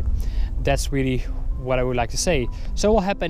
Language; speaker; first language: English; non-native, fluent; Dutch